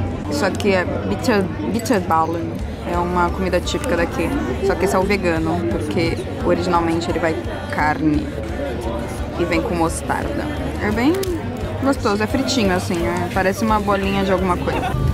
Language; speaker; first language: Portuguese; native; Portuguese